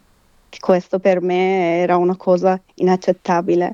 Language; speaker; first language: Italian; non-native, fluent; Persian